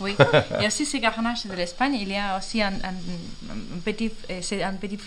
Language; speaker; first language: French; non-native, fluent; Spanish